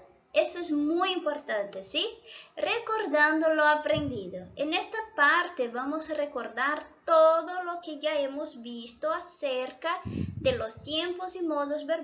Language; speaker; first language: Spanish; non-native, fluent; Portuguese